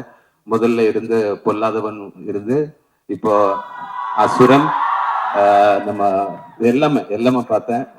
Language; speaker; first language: Tamil; non-native, learner; Malayalam